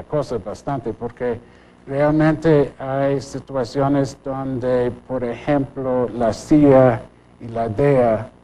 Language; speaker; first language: Spanish; non-native, fluent; English